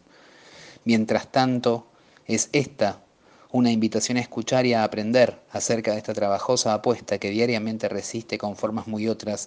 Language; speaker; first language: Spanish; native; Spanish